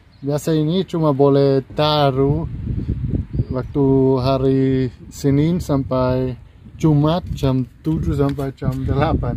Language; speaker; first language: Indonesian; non-native, learner; German